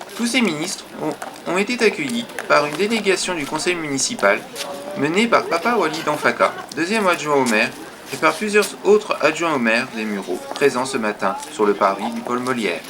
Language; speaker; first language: French; native; French